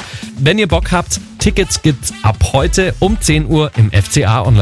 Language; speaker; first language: German; native; German